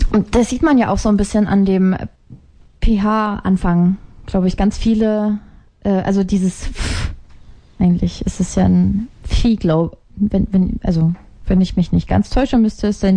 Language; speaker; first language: German; native; German